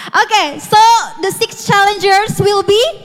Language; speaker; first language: English; non-native, fluent; Indonesian